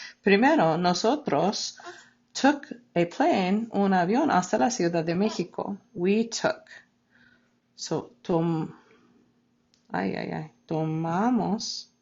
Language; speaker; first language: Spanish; non-native, fluent; English